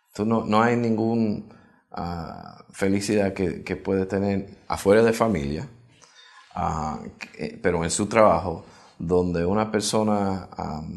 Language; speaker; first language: Spanish; early bilingual, heritage; Spanish